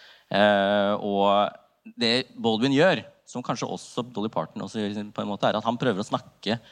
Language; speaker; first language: Norwegian; early bilingual, other home language; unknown